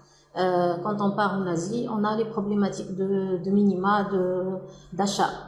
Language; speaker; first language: French; non-native, local second language; Arabic